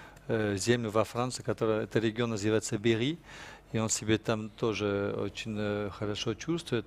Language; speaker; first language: Russian; non-native, fluent; French